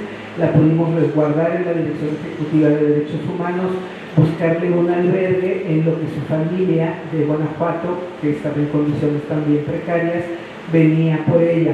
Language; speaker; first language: Spanish; native; Spanish